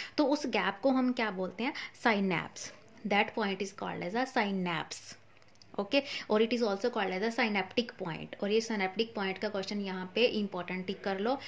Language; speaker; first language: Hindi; non-native, local second language; Punjabi